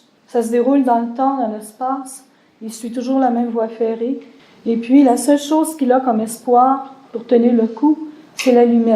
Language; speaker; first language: French; native; French